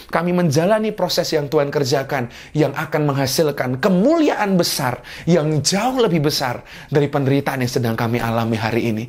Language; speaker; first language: Indonesian; native; Indonesian